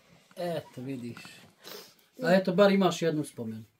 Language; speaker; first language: Bosnian; native; Bosnian